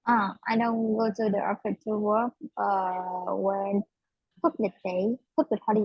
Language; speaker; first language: English; non-native, learner; Vietnamese